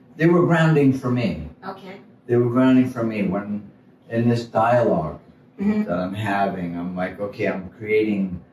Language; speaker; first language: English; native; English